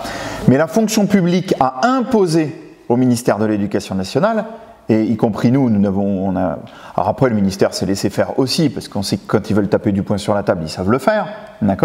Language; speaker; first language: French; native; French